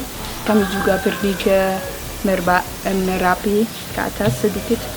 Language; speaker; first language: Indonesian; non-native, fluent; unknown